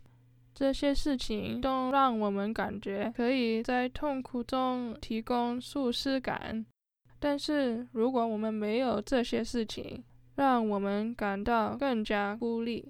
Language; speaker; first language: Chinese; early bilingual, heritage; Chinese